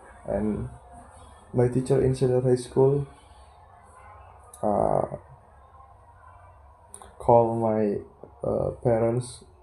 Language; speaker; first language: English; non-native, learner; Indonesian